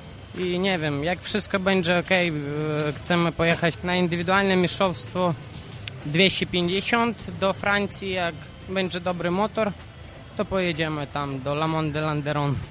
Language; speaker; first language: Polish; non-native, learner; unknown